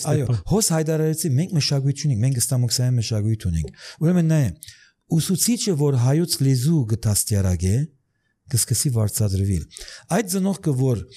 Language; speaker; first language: Armenian; early bilingual, heritage; Armenian